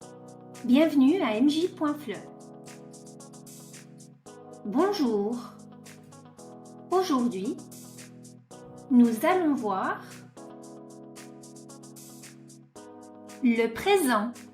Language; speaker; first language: French; non-native, fluent; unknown